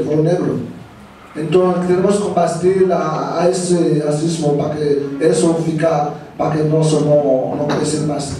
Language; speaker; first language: Portuguese; non-native, learner; Haitian Creole